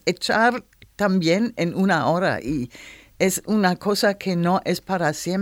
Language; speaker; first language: Spanish; non-native, learner; German